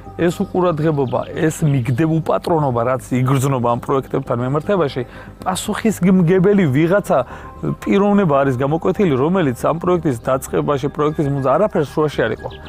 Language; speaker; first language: Georgian; native; Georgian